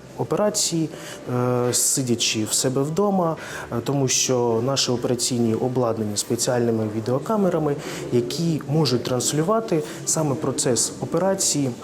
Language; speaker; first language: Ukrainian; non-native, local second language; Russian